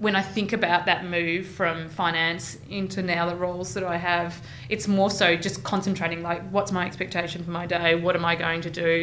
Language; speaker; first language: English; native; English